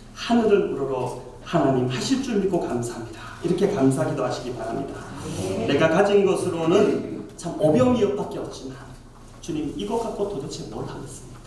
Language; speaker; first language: Korean; native; Korean